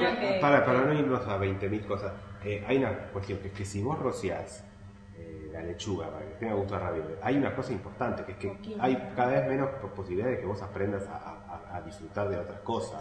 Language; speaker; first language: Spanish; native; Spanish